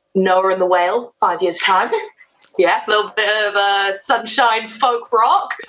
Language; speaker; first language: English; native; English